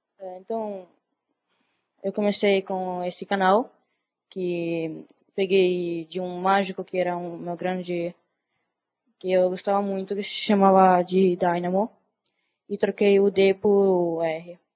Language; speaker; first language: Portuguese; early bilingual, other home language; Italian